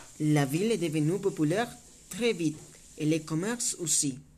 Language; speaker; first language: French; non-native, learner; Spanish